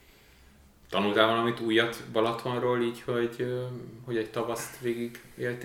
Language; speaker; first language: Hungarian; native; Hungarian